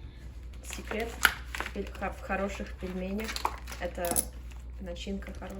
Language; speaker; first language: Russian; early bilingual, heritage; Russian